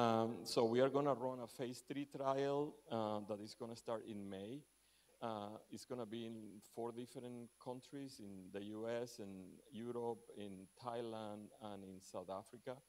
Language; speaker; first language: English; non-native, fluent; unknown